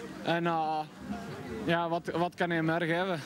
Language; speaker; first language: Dutch; non-native, fluent; Czech